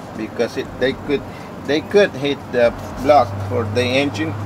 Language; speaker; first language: English; non-native, fluent; Spanish